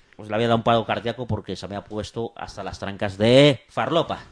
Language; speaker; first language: Spanish; native; Spanish